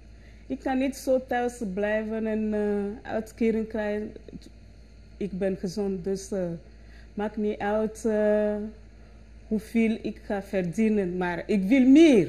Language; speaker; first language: Dutch; non-native, learner; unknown